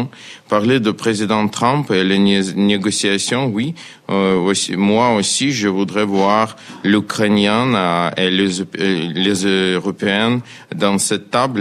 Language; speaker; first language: French; non-native, fluent; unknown